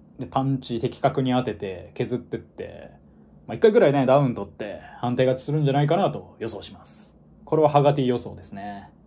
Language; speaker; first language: Japanese; native; Japanese